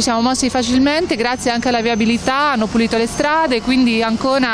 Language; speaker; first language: Italian; native; Italian